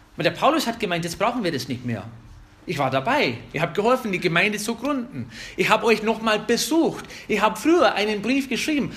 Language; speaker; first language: German; non-native, fluent; English